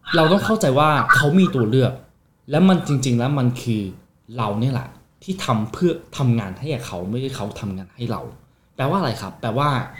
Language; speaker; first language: Thai; non-native, fluent; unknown